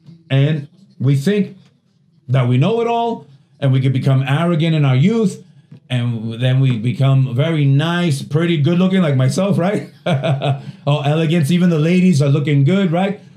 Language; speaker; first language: English; non-native, fluent; Spanish